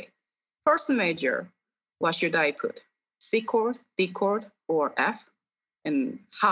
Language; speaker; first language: English; non-native, fluent; Korean